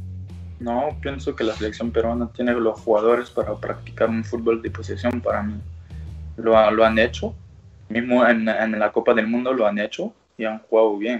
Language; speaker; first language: Spanish; early bilingual, other home language; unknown